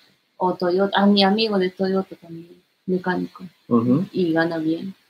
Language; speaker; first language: Spanish; non-native, learner; Japanese